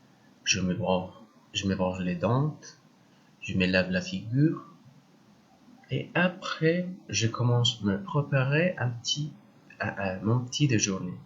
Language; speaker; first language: French; non-native, learner; Spanish